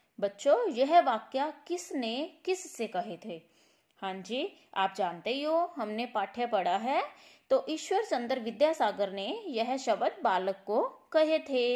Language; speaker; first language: Hindi; non-native, local second language; Punjabi